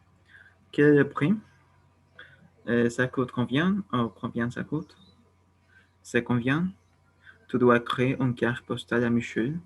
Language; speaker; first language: French; non-native, learner; Spanish